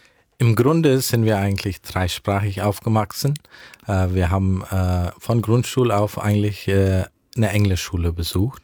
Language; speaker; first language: German; early bilingual, heritage; German